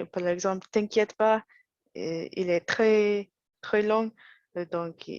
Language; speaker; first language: French; non-native, learner; English